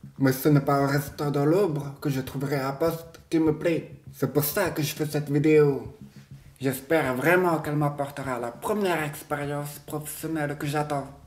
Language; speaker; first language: French; native; French